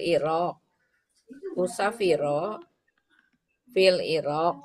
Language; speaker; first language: Arabic; non-native, learner; Indonesian